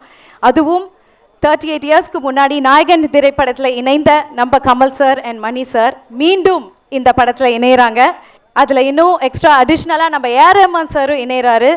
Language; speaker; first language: Tamil; native; Tamil